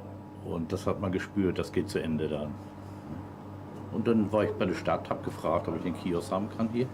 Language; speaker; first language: German; native; German